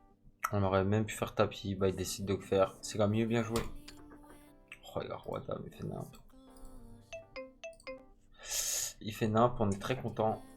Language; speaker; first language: French; native; French